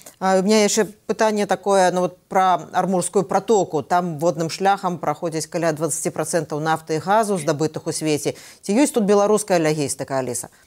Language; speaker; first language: Belarusian; non-native, local second language; Russian